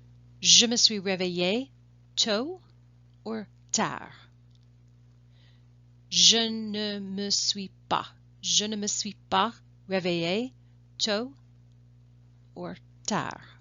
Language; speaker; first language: French; non-native, fluent; English